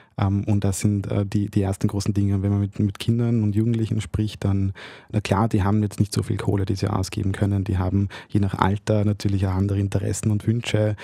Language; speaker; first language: German; early bilingual, other home language; Bosnian